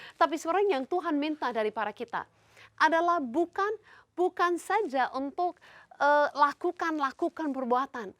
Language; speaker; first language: Indonesian; non-native, fluent; English